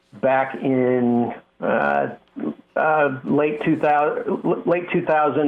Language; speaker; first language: English; native; English